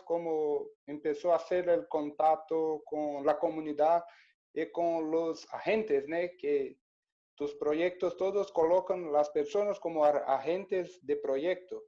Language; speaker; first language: Spanish; non-native, learner; Portuguese